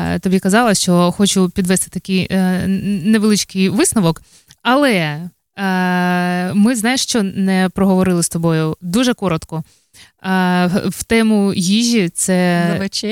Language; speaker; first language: Ukrainian; native; Ukrainian